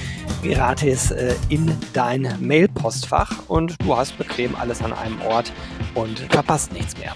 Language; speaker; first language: German; native; German